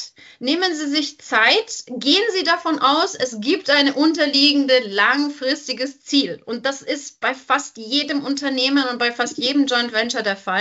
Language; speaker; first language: German; native; German